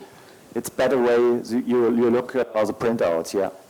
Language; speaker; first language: English; non-native, learner; German